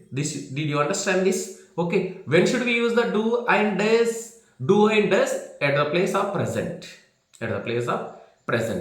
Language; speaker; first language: English; non-native, local second language; Telugu